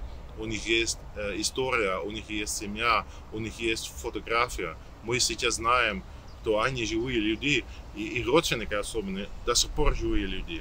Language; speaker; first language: Russian; non-native, fluent; Dutch